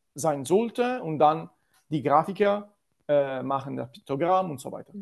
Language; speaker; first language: German; non-native, learner; Italian